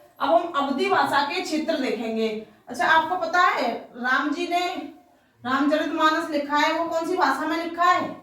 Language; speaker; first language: Hindi; native; Hindi